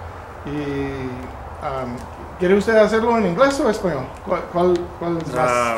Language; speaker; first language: Spanish; non-native, fluent; English